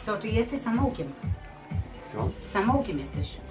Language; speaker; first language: Polish; early bilingual, heritage; Polish